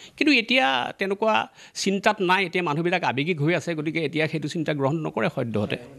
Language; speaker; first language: Assamese; native; Assamese